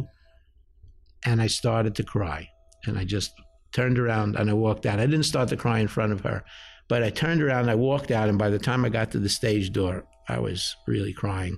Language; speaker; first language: English; early bilingual, other home language; Yiddish